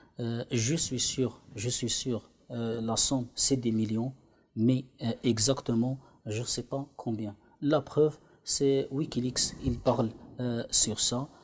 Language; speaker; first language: French; non-native, learner; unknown